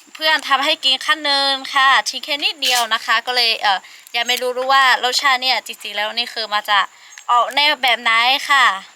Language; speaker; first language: Thai; non-native, local second language; Lahu